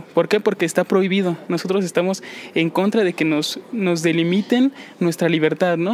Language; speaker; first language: Spanish; native; Spanish